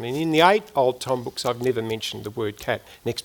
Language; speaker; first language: English; native; English